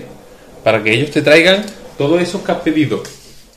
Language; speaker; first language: Spanish; native; Spanish